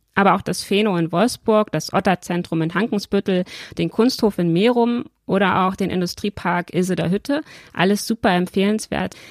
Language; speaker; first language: German; native; German